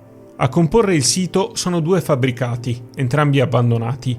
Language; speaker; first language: Italian; native; Italian